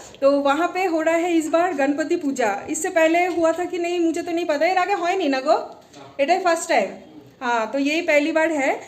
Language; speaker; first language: Hindi; non-native, local second language; Bangla